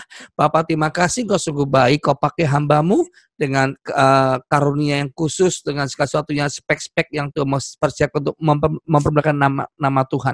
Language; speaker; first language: Indonesian; native; Indonesian